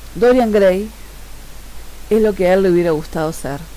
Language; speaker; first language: Spanish; native; Spanish